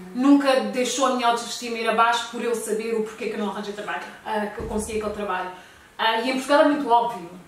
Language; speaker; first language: Portuguese; native; Portuguese